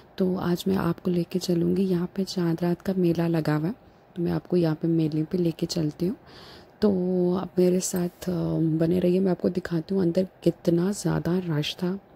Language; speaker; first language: Urdu; native; Urdu